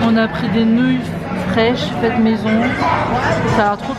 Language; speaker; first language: French; native; French